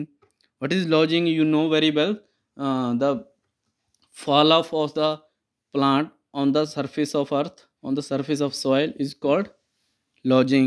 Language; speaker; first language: English; non-native, local second language; Punjabi